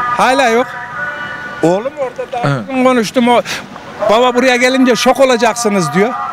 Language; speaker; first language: Turkish; native; Turkish